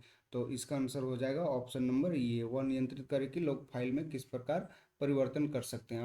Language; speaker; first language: Hindi; native; Hindi